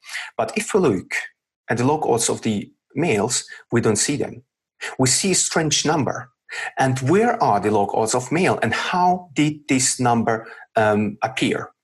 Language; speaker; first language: English; non-native, fluent; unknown